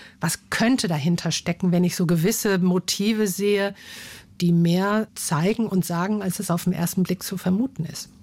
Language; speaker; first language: German; native; German